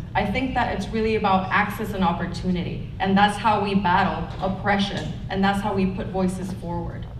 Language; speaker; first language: English; non-native, fluent; Spanish